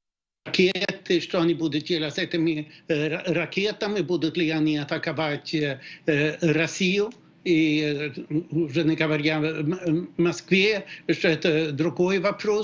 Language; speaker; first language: Russian; non-native, fluent; Swedish